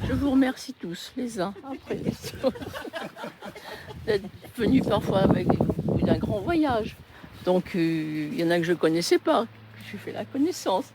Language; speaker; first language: French; native; French